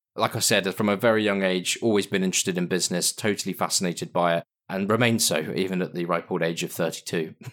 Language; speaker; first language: English; native; English